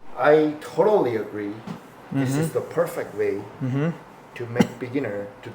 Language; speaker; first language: English; non-native, fluent; Korean